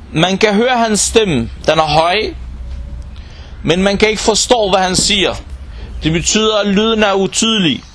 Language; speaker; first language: Danish; non-native, local second language; Arabic